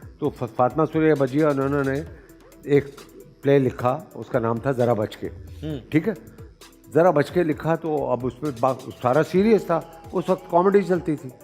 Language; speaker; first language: Urdu; native; Urdu